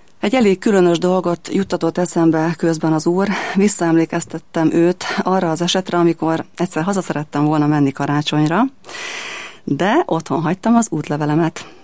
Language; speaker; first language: Hungarian; native; Hungarian